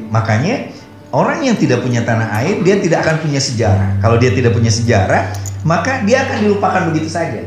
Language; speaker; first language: Indonesian; non-native, local second language; Javanese